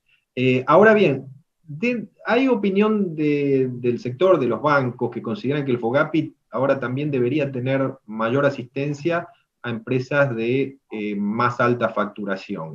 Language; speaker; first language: Spanish; native; Spanish